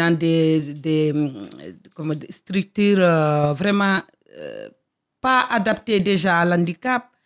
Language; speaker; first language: French; non-native, local second language; Fula